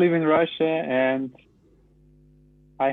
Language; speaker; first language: English; non-native, learner; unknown